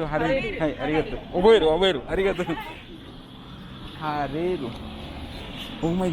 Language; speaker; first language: Japanese; non-native, learner; Bangla